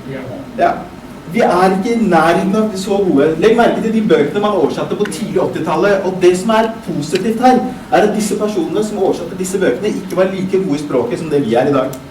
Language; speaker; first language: Norwegian; early bilingual, other home language; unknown